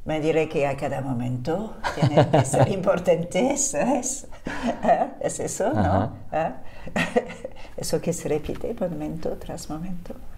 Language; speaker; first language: Spanish; non-native, fluent; French